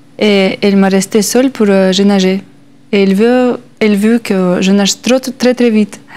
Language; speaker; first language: French; non-native, learner; Russian